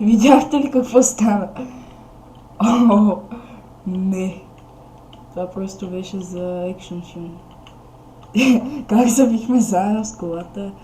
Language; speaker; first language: Bulgarian; native; Bulgarian